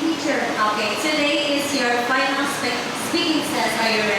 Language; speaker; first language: English; non-native, fluent; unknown